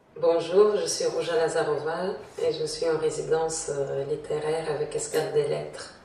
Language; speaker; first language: French; non-native, fluent; Bulgarian